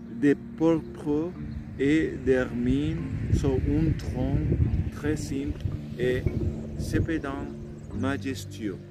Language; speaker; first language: French; non-native, learner; Spanish